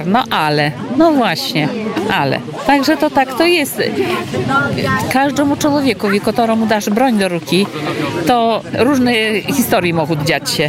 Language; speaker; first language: Polish; non-native, local second language; Belarusian